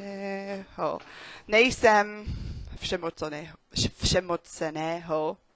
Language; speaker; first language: Czech; non-native, learner; English